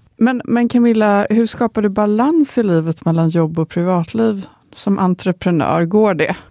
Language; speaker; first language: Swedish; native; Swedish